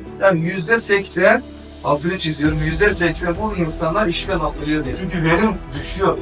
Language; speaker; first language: Turkish; native; Turkish